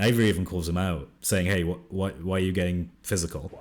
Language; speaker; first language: English; native; English